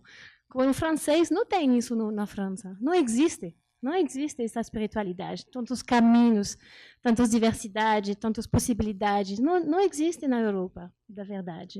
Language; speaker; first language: Portuguese; non-native, learner; French